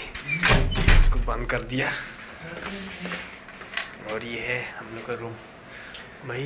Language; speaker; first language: Hindi; non-native, local second language; Bangla